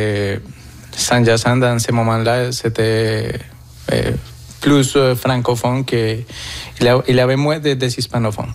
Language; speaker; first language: French; non-native, fluent; Spanish